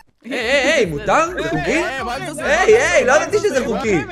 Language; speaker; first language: Hebrew; native; Hebrew